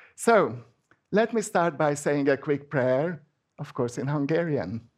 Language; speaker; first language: English; non-native, fluent; Hungarian